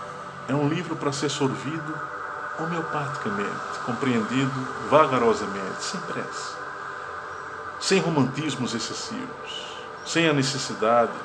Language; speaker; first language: Portuguese; native; Portuguese